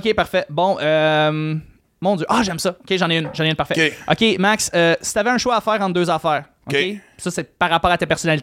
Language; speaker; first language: French; native; French